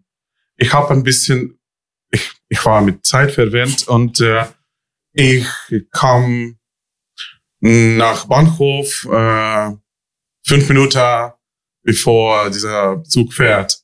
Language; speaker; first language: German; non-native, learner; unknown